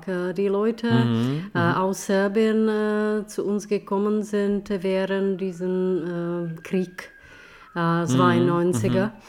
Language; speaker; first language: German; non-native, fluent; Czech